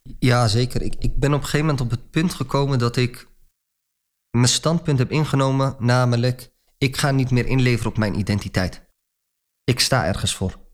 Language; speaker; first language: Dutch; early bilingual, other home language; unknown